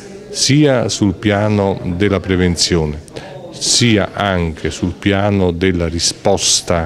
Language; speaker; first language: Italian; native; Italian